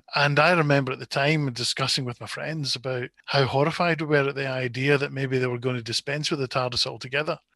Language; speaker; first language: English; native; English